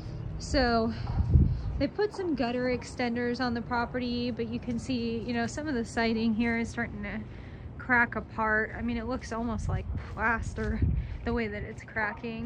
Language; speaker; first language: English; native; English